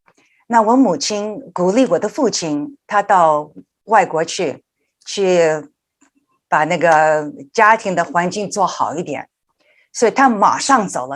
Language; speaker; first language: Chinese; early bilingual, heritage; Chinese